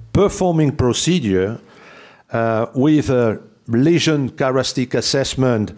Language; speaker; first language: English; non-native, fluent; French